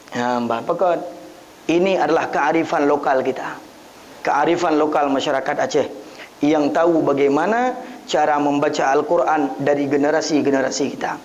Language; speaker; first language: Malay; non-native, local second language; Achinese